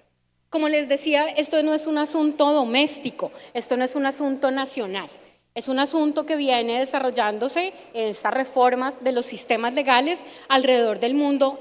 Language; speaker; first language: Spanish; native; Spanish